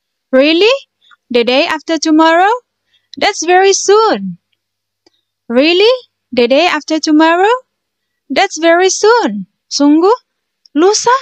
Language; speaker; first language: English; non-native, fluent; Indonesian